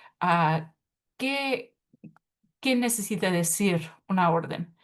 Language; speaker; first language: Spanish; early bilingual, heritage; Spanish